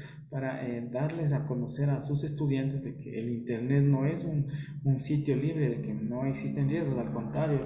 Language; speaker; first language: Spanish; native; Spanish